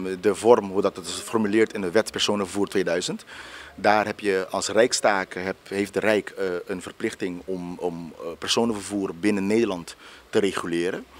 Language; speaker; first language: Dutch; non-native, local second language; Papiamento